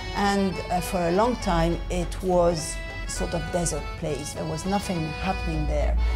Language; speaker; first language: English; non-native, fluent; French